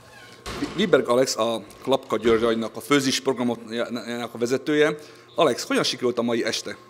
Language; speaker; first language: Hungarian; native; Hungarian